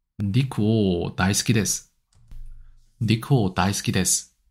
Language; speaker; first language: Japanese; non-native, learner; Korean